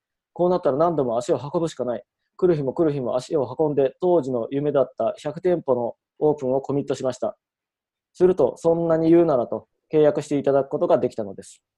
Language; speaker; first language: Japanese; native; Japanese